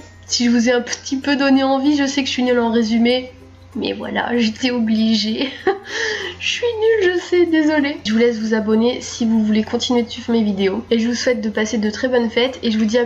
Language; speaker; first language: French; native; French